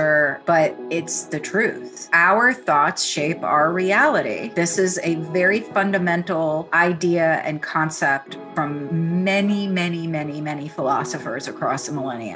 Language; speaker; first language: English; early bilingual, other home language; Italian